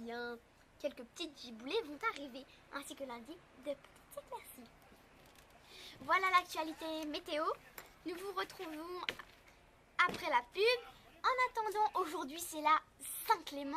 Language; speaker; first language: French; native; French